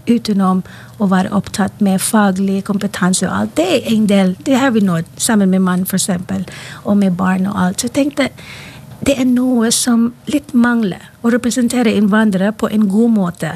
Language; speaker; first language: Norwegian; non-native, fluent; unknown